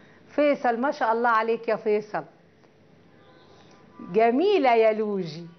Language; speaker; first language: Arabic; native; Arabic